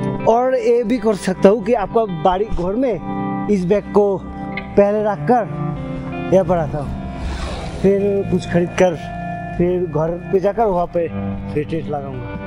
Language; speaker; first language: Hindi; non-native, learner; Bangla